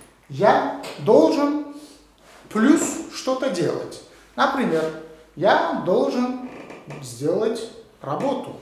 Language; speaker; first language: Russian; non-native, local second language; Uzbek